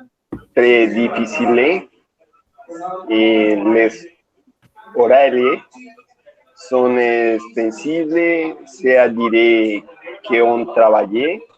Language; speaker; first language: French; non-native, learner; Spanish